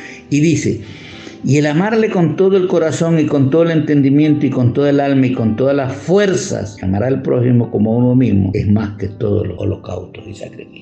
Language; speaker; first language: Spanish; native; Spanish